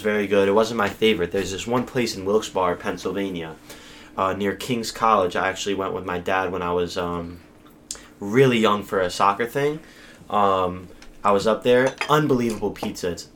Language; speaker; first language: English; native; English